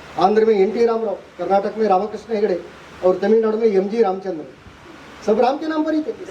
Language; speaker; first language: Hindi; non-native, local second language; Kannada